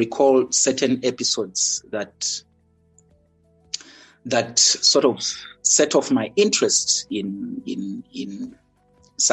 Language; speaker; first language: English; non-native, local second language; Ganda